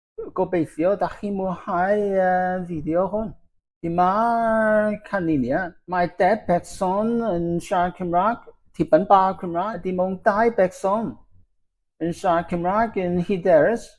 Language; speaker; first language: Welsh; non-native, learner; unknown